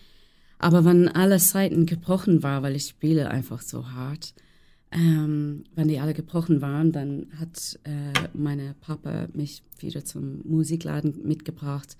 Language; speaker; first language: German; non-native, learner; English